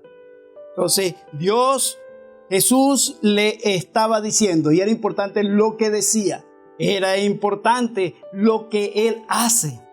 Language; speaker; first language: Spanish; native; Spanish